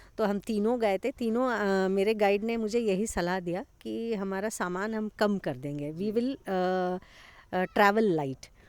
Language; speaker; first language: Hindi; non-native, local second language; Kannada